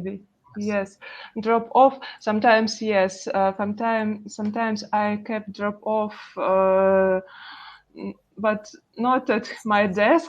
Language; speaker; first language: English; non-native, learner; Russian